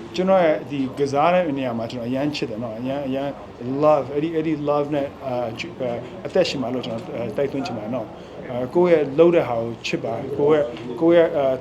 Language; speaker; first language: Burmese; non-native, local second language; Kachin